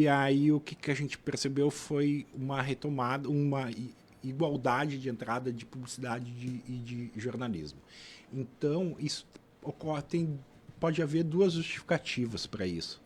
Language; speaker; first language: Portuguese; native; Portuguese